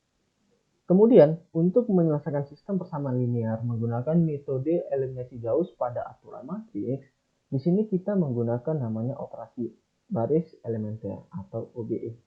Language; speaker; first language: Indonesian; native; Indonesian